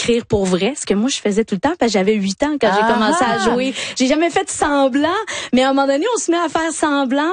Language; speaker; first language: French; native; French